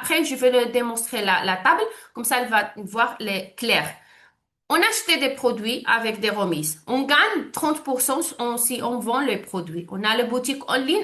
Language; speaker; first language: French; non-native, learner; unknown